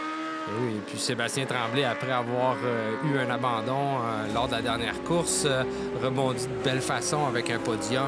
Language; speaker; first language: French; native; French